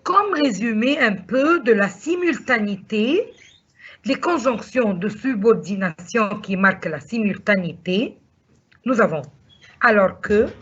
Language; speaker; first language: French; non-native, fluent; Arabic